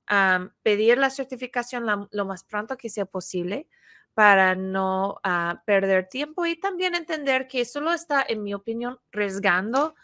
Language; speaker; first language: Spanish; non-native, fluent; English